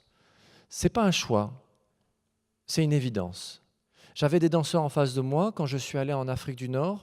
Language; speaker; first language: French; native; French